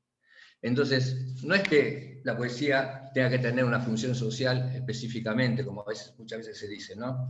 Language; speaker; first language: Spanish; native; Spanish